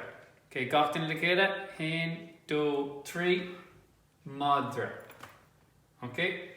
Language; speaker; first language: Irish; non-native, local second language; English